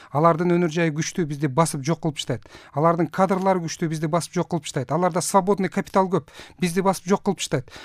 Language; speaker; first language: Kyrgyz; native; Kyrgyz